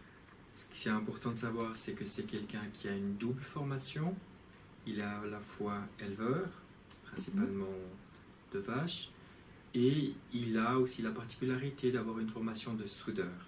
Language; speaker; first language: French; native; French